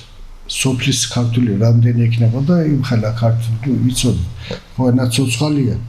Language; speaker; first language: Georgian; early bilingual, heritage; Georgian